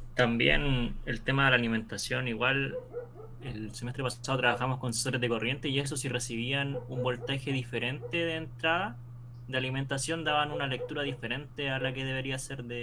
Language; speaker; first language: Spanish; native; Spanish